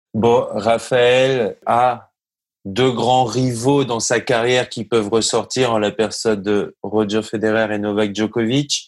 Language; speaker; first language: French; native; French